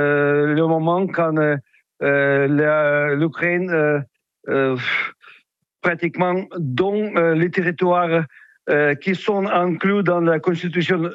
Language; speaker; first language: French; non-native, fluent; Russian